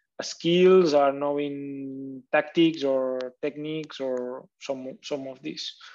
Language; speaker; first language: English; non-native, learner; Catalan